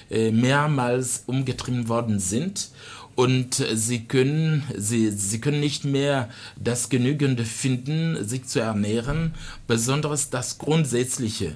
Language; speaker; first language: German; non-native, fluent; Rundi